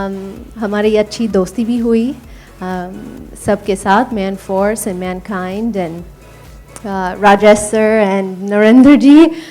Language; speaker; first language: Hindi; non-native, learner; English